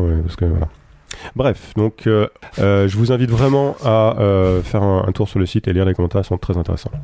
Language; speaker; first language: French; native; French